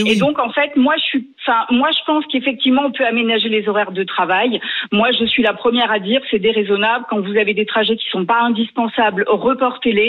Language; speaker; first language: French; native; French